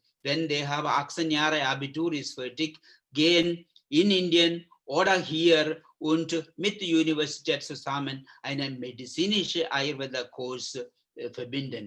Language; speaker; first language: German; non-native, learner; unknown